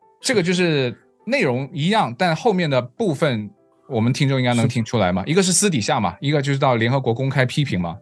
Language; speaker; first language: Chinese; native; Chinese